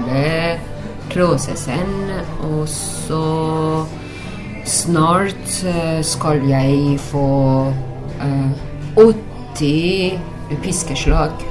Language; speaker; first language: Norwegian; non-native, learner; Persian